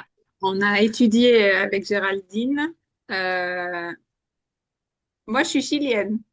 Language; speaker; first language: French; non-native, fluent; Spanish